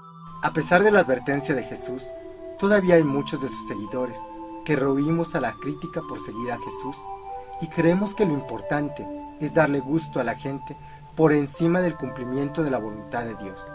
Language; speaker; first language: Spanish; native; Spanish